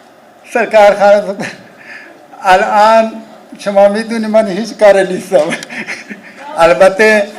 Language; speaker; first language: Persian; non-native, fluent; Urdu